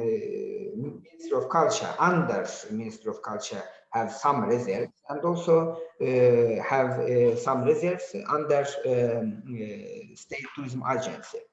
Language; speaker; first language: English; non-native, learner; Azerbaijani